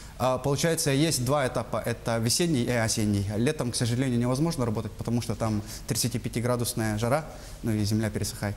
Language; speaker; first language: Russian; non-native, local second language; Yakut